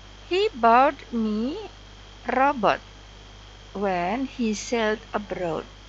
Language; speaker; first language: English; non-native, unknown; Indonesian